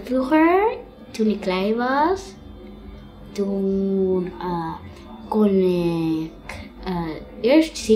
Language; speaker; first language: Dutch; early bilingual, other home language; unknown